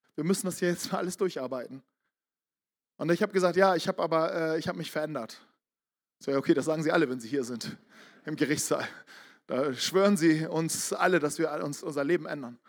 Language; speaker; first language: German; native; German